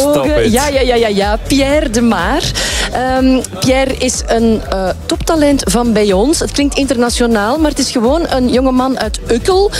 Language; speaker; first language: Dutch; native; Dutch